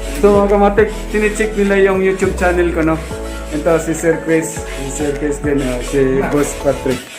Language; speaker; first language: Filipino; non-native, local second language; Cebuano